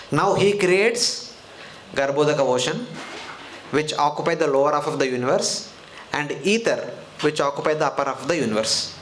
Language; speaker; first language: English; non-native, local second language; Telugu